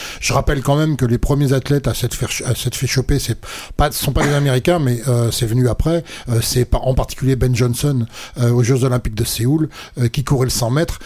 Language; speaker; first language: French; native; French